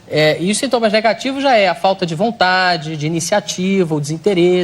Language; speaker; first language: Portuguese; native; Portuguese